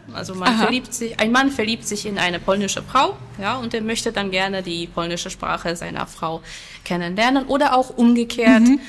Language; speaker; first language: German; non-native, fluent; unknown